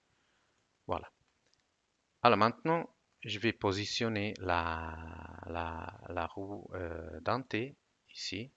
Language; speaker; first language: French; non-native, fluent; Italian